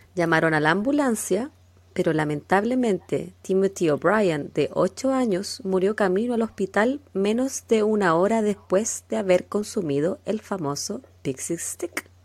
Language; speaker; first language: Spanish; native; Spanish